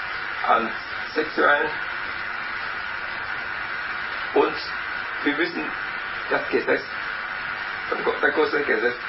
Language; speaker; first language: German; non-native, learner; Vietnamese